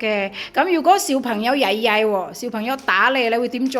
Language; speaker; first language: Cantonese; native; Cantonese